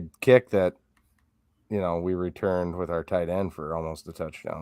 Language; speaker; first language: English; native; English